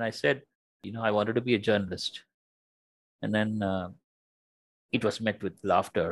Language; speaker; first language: English; non-native, local second language; Tamil